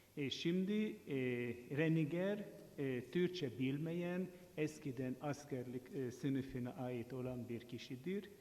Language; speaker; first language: Turkish; non-native, fluent; Hungarian